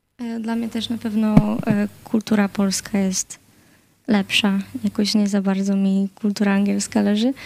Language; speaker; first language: Polish; native; Polish